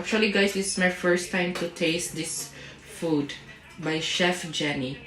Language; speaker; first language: English; non-native, local second language; Filipino